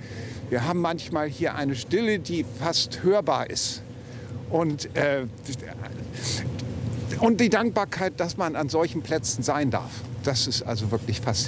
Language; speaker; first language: German; native; German